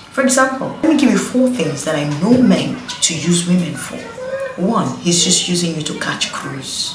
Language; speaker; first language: English; non-native, local second language; Igbo